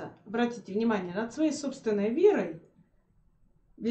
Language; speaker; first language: Russian; native; Russian